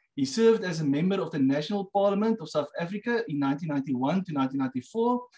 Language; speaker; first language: English; non-native, local second language; Afrikaans